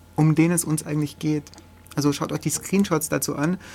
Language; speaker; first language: German; native; German